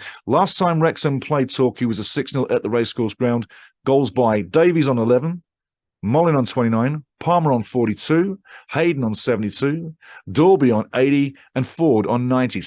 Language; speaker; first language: English; native; English